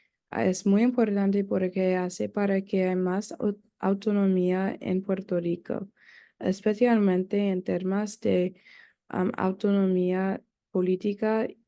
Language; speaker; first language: Spanish; non-native, learner; English